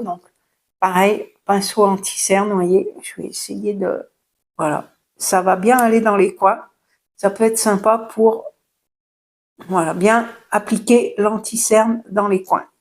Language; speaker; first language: French; native; French